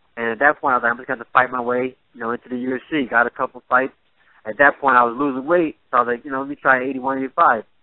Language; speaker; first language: English; native; English